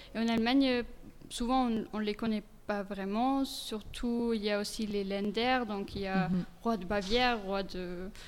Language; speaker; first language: French; non-native, fluent; German